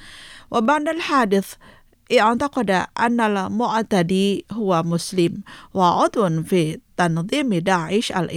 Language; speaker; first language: Arabic; non-native, fluent; Indonesian